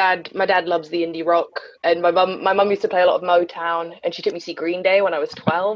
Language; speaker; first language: English; native; English